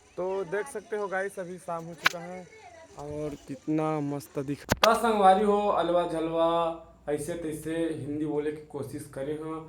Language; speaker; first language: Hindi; non-native, local second language; Chhattisgarhi